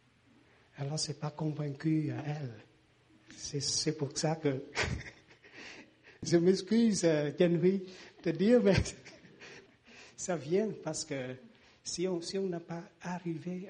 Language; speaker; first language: French; non-native, learner; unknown